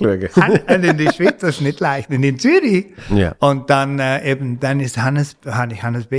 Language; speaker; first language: German; non-native, fluent; English